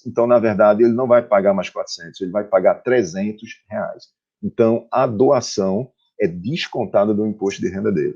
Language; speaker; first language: Portuguese; native; Portuguese